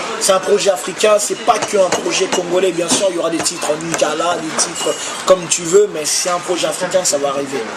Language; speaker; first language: French; early bilingual, other home language; Lingala